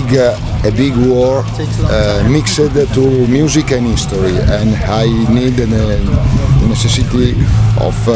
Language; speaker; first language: English; non-native, learner; Italian